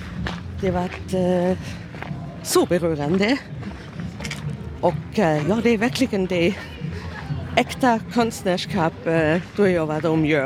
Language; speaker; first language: Swedish; non-native, learner; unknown